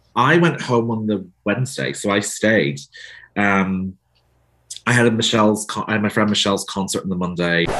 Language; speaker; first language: English; native; English